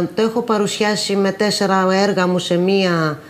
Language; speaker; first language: Greek; native; Greek